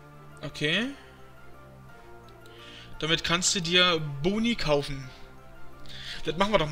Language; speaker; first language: German; native; German